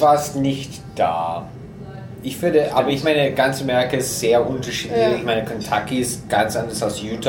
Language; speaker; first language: German; non-native, fluent; English